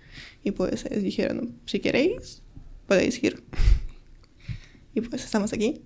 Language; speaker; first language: Spanish; non-native, learner; Ukrainian